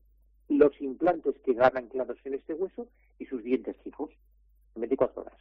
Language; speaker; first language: Spanish; native; Spanish